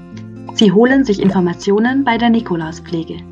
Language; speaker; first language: German; native; German